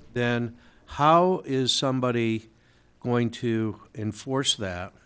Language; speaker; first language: English; native; English